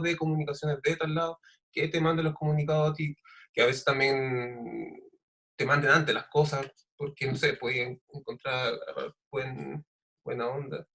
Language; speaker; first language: Spanish; native; Spanish